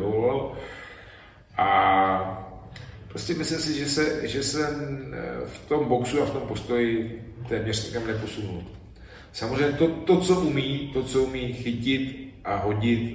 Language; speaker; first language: Czech; native; Czech